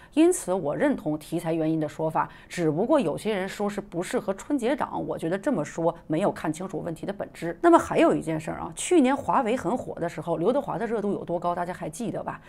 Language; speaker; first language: Chinese; native; Chinese